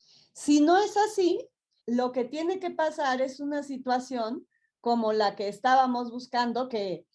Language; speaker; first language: Spanish; native; Spanish